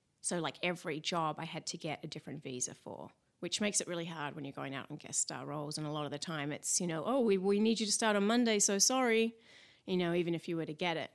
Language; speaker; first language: English; native; English